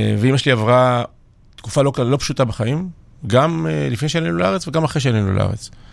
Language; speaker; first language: Hebrew; early bilingual, other home language; Georgian